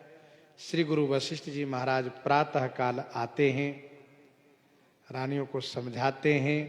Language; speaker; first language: Hindi; native; Hindi